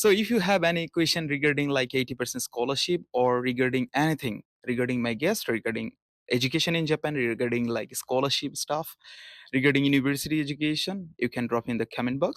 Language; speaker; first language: English; non-native, local second language; Bangla